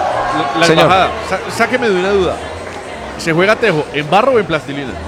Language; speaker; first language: Spanish; native; Spanish